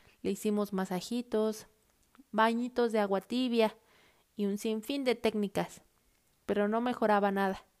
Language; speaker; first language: Spanish; native; Spanish